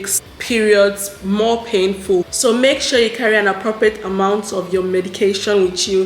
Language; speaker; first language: English; non-native, local second language; Yoruba